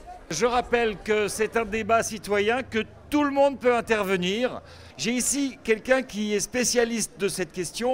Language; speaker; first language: French; native; French